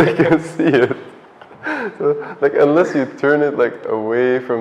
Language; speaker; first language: English; non-native, fluent; Dutch